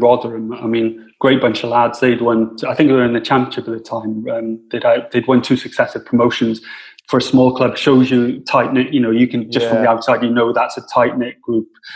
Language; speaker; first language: English; native; English